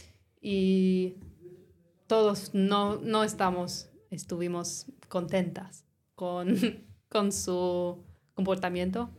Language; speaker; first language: Spanish; non-native, learner; English